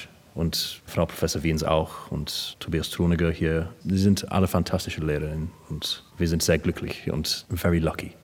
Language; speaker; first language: German; non-native, learner; English